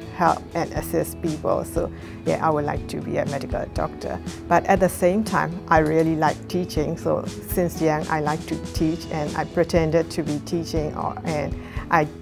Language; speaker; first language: English; non-native, fluent; Burmese